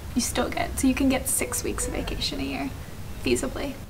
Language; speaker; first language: English; native; English